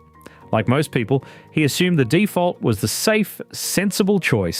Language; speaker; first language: English; native; English